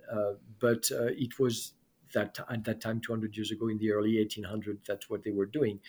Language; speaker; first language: English; non-native, fluent; French